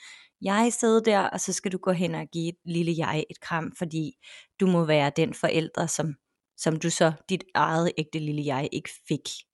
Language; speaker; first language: Danish; native; Danish